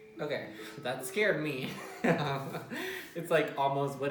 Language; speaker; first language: English; native; English